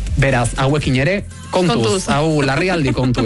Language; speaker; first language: Basque; native; Basque